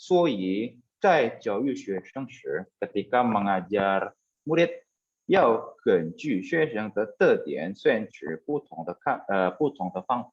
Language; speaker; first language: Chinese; non-native, fluent; Indonesian